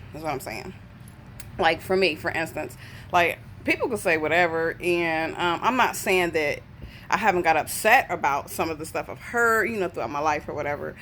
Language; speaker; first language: English; native; English